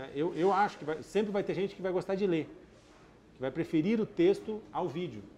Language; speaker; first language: Portuguese; native; Portuguese